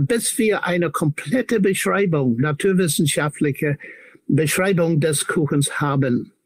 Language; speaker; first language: German; non-native, fluent; English